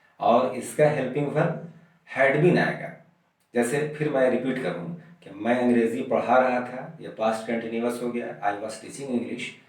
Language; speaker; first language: Hindi; native; Hindi